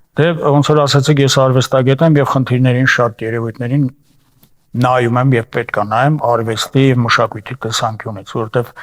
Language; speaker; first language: Armenian; native; Armenian